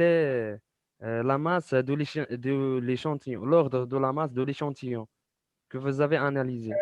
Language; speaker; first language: French; non-native, local second language; Arabic